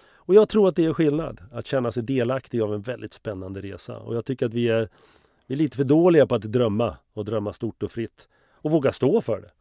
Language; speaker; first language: Swedish; native; Swedish